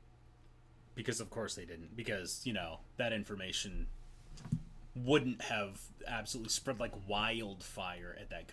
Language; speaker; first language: English; native; English